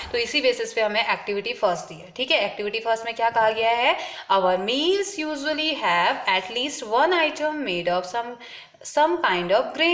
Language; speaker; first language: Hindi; native; Hindi